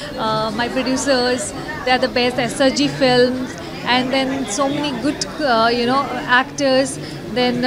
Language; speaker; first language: Hindi; native; Hindi